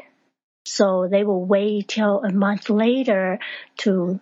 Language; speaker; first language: English; non-native, fluent; Chinese